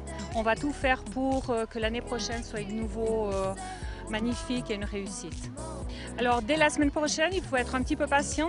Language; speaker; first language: French; native; French